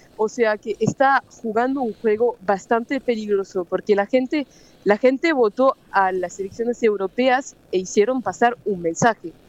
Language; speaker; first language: Spanish; non-native, fluent; French